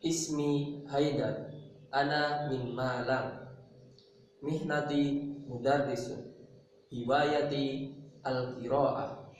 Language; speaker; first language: Arabic; non-native, learner; Indonesian